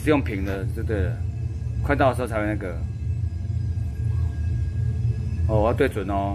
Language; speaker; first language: Chinese; native; Chinese